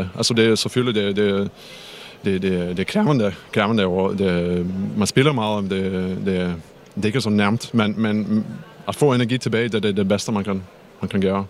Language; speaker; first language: Danish; non-native, fluent; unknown